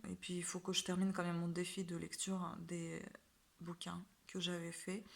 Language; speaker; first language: French; native; French